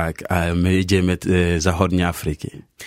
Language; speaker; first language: Polish; non-native, learner; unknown